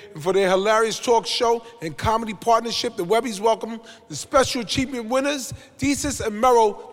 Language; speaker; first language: English; native; English